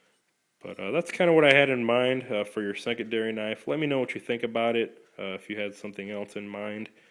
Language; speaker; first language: English; native; English